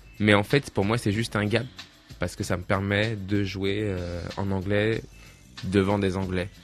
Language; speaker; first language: French; native; French